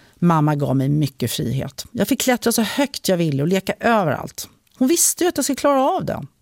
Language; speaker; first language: Swedish; early bilingual, other home language; French